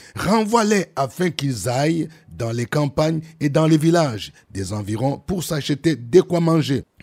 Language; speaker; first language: French; non-native, local second language; Lingala